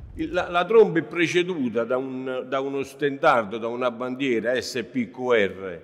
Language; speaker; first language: Italian; native; Italian